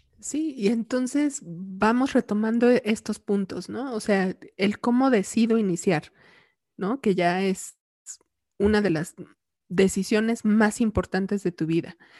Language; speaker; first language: Spanish; native; Spanish